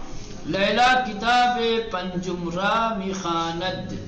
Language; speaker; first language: Persian; non-native, fluent; Urdu